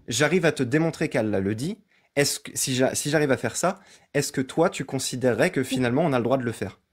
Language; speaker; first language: French; native; French